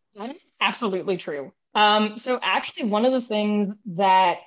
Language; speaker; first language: English; native; English